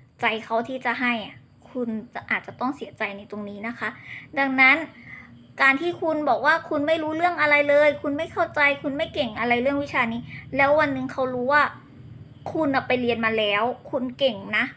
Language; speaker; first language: Thai; native; Thai